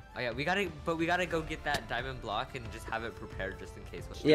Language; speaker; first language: English; native; English